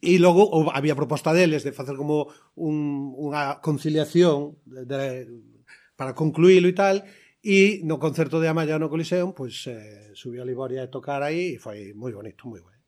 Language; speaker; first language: Galician; native; Galician